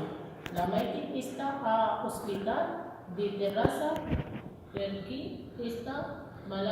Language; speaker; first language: Catalan; non-native, learner; Arabic